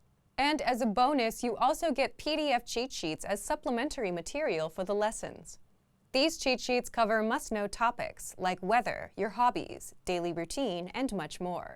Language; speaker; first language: English; native; English